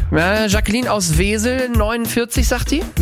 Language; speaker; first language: German; native; German